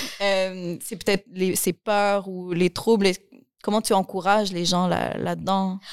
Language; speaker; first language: French; native; French